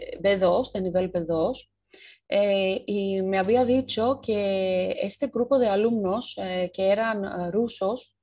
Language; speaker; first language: Spanish; non-native, fluent; Greek